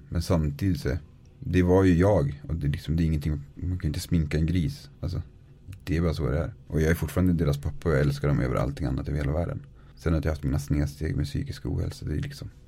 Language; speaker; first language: Swedish; native; Swedish